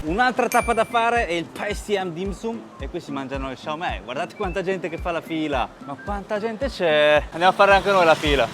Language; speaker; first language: Italian; early bilingual, other home language; Chinese